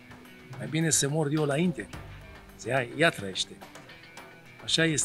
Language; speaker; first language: Romanian; non-native, learner; Arabic